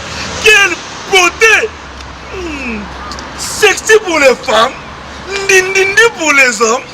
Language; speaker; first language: French; non-native, local second language; Lingala